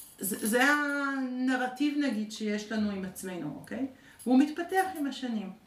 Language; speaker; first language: Hebrew; early bilingual, other home language; French